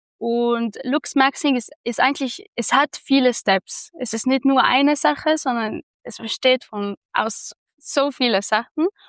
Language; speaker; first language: German; non-native, fluent; Arabic